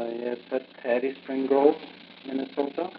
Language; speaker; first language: Norwegian; early bilingual, heritage; Norwegian